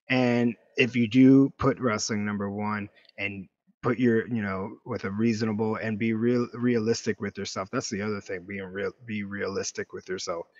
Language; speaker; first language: English; native; English